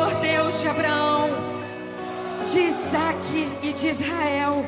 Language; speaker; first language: Portuguese; native; Portuguese